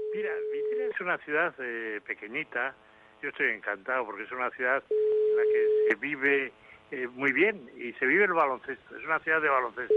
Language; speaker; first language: Spanish; native; Spanish